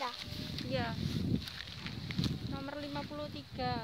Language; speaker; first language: Indonesian; non-native, local second language; Javanese